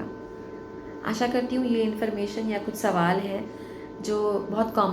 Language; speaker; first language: Hindi; native; Hindi